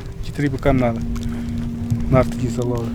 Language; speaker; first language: Russian; non-native, local second language; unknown